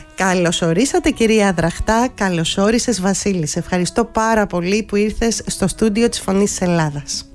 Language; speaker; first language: Greek; native; Greek